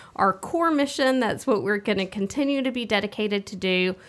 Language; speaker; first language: English; native; English